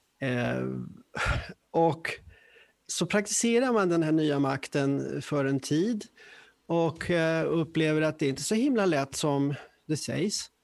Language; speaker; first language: Swedish; native; Swedish